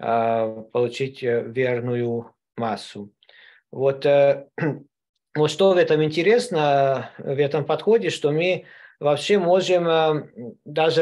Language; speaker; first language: Russian; non-native, learner; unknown